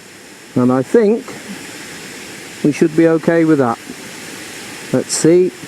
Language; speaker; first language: English; native; English